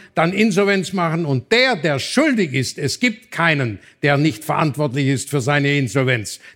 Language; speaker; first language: German; native; German